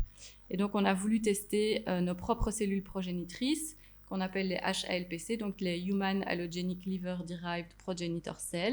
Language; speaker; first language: French; native; French